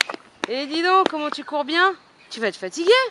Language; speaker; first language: French; native; French